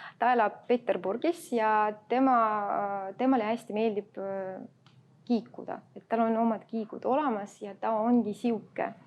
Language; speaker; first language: Estonian; non-native, local second language; Russian